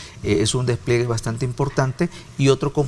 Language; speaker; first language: Spanish; native; Spanish